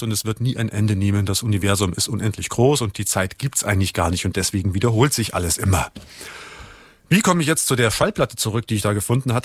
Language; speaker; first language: German; native; German